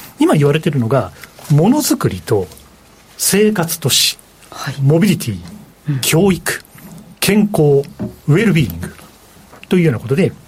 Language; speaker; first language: Japanese; native; Japanese